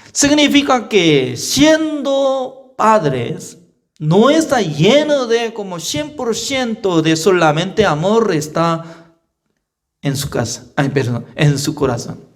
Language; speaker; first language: Spanish; non-native, fluent; Korean